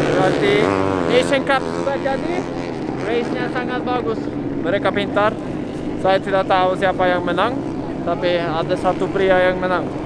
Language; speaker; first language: Indonesian; non-native, fluent; Norwegian